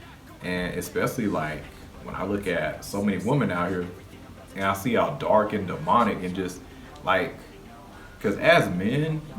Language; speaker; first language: English; native; English